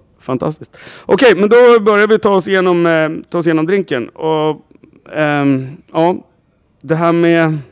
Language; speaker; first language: Swedish; native; Swedish